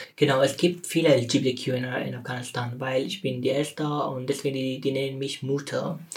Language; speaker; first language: German; non-native, learner; Persian